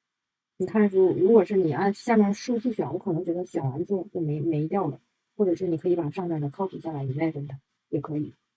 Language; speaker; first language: Chinese; native; Chinese